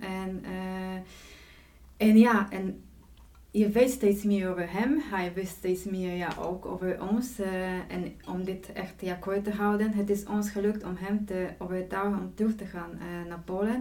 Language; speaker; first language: Dutch; non-native, fluent; Polish